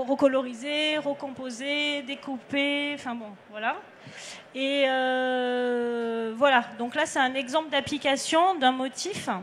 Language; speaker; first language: French; native; French